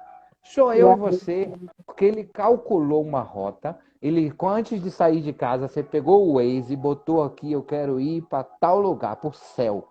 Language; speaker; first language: Portuguese; native; Portuguese